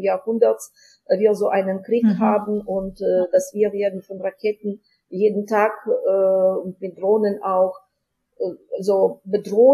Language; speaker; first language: German; non-native, fluent; Ukrainian